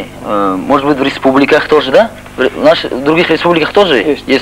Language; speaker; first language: Russian; non-native, local second language; Tajik